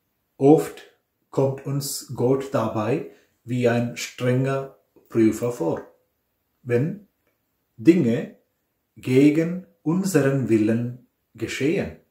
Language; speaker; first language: German; non-native, fluent; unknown